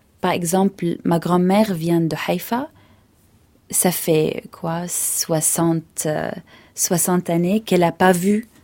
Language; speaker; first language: French; non-native, fluent; Arabic